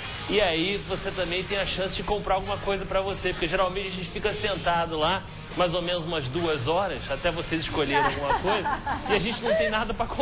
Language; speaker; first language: Portuguese; native; Portuguese